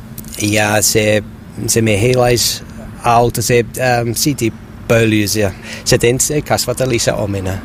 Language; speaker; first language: Finnish; non-native, learner; English